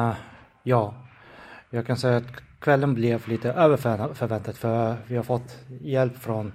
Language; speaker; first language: Swedish; non-native, fluent; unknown